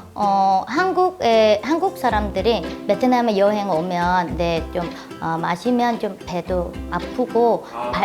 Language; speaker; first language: Korean; non-native, fluent; Vietnamese